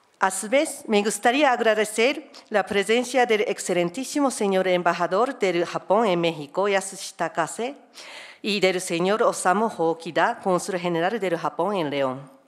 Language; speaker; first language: Spanish; non-native, fluent; Japanese